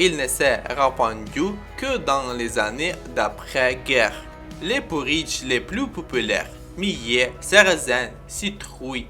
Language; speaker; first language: French; non-native, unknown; Ukrainian